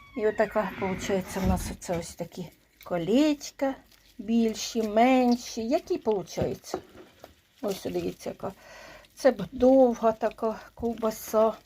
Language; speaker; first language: Ukrainian; native; Ukrainian